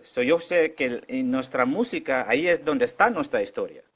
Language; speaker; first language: Spanish; non-native, local second language; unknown